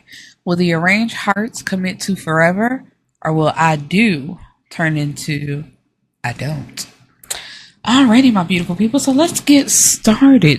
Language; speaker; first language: English; native; English